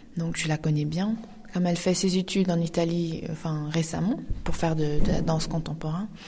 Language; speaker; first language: French; non-native, fluent; Uyghur